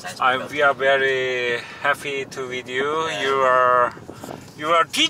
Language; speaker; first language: English; non-native, learner; Korean